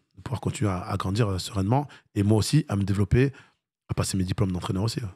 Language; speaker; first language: French; native; French